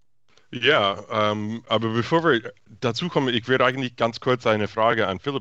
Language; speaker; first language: German; non-native, fluent; English